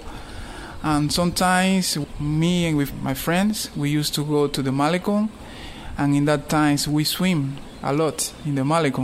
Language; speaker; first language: English; non-native, learner; Spanish